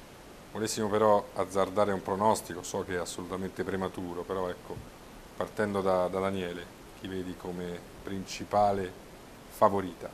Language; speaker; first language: Italian; native; Italian